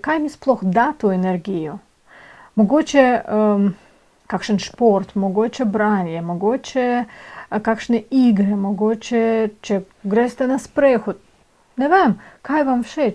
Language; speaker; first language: Slovenian; non-native, fluent; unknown